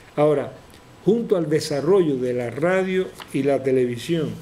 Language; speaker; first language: Spanish; native; Spanish